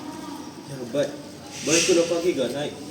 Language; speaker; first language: Japanese; non-native, learner; Indonesian